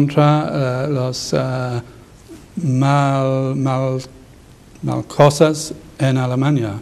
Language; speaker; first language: Spanish; non-native, learner; English